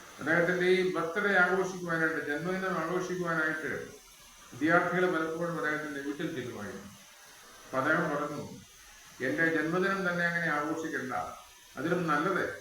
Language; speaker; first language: Malayalam; native; Malayalam